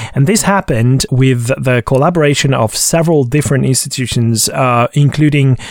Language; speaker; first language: English; non-native, fluent; Hungarian